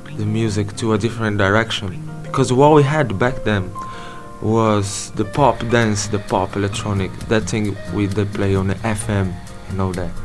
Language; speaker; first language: English; non-native, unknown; Portuguese